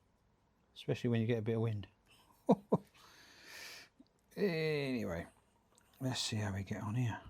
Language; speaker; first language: English; native; English